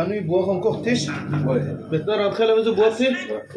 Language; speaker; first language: French; non-native, learner; Arabic